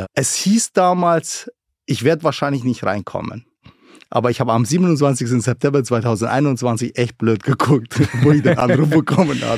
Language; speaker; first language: German; early bilingual, other home language; Arabic